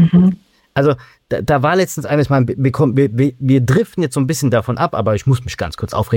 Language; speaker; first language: German; native; German